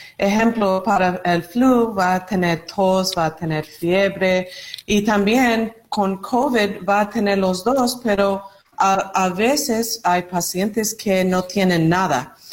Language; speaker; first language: Spanish; non-native, learner; English